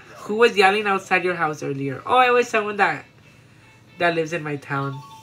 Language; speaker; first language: English; early bilingual, other home language; Spanish